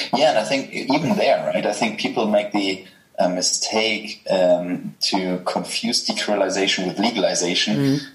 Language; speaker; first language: English; non-native, fluent; German